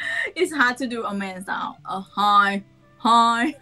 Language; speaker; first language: English; non-native, learner; Thai